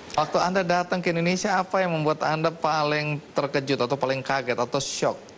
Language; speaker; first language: Indonesian; native; Indonesian